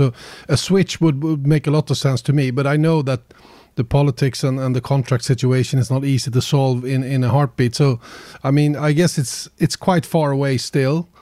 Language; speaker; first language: English; non-native, fluent; Swedish